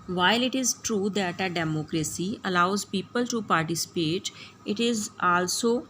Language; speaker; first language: English; non-native, local second language; Punjabi